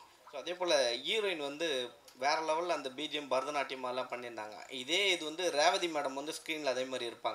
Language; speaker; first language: Tamil; native; Tamil